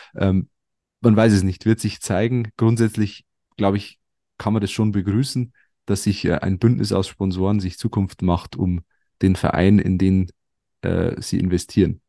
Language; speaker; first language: German; native; German